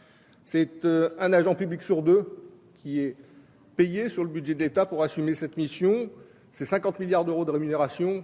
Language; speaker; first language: French; native; French